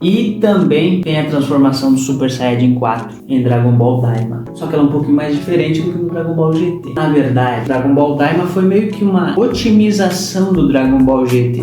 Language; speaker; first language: Portuguese; native; Portuguese